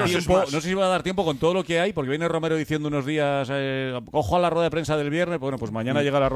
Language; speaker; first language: Spanish; native; Spanish